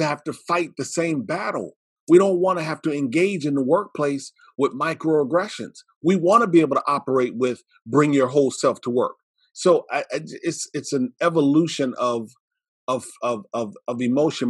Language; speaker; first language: English; native; English